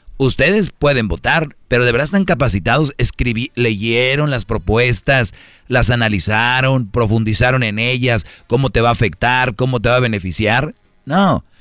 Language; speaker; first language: Spanish; native; Spanish